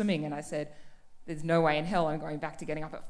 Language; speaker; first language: English; native; English